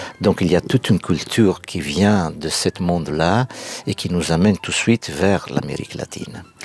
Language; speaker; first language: French; non-native, fluent; Sardinian